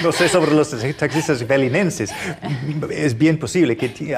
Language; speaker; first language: Spanish; non-native, fluent; German